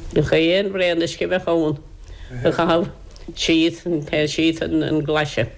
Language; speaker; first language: Irish; native; Irish